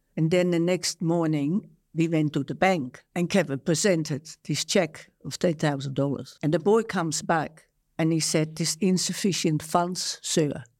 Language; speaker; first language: English; non-native, fluent; Dutch